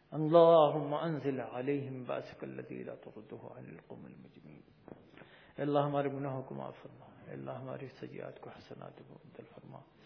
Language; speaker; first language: Urdu; native; Urdu